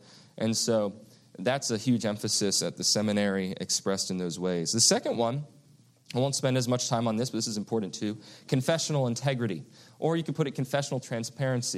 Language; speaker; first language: English; native; English